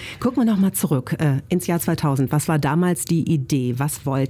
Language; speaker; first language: German; native; German